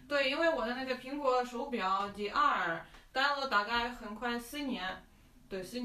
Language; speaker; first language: Chinese; non-native, learner; Russian